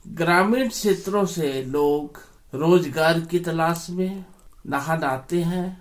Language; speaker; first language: Hindi; native; Hindi